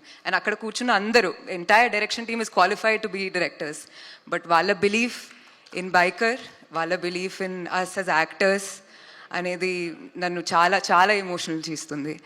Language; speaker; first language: Telugu; non-native, fluent; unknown